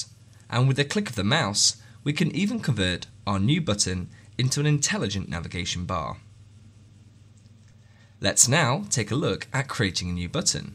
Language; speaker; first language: English; native; English